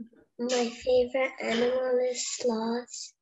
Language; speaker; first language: English; early bilingual, other home language; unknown